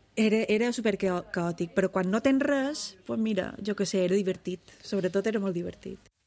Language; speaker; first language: Catalan; native; Catalan